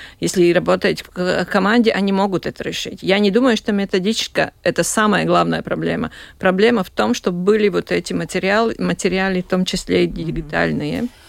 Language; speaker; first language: Russian; non-native, local second language; Latvian